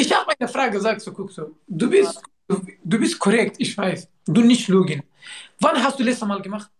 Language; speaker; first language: German; non-native, learner; Turkish